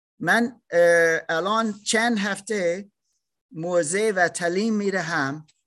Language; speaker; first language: Persian; non-native, learner; German